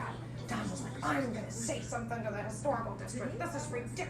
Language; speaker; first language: English; native; English